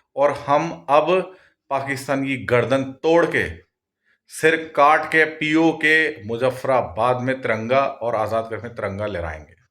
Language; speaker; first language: Hindi; non-native, local second language; Punjabi